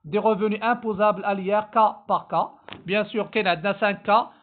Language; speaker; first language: French; non-native, local second language; Arabic